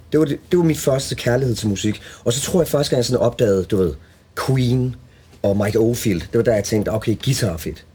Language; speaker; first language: Danish; early bilingual, other home language; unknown